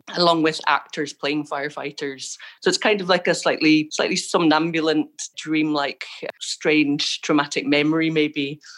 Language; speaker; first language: English; native; English